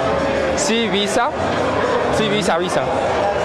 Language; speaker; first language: Spanish; non-native, learner; Japanese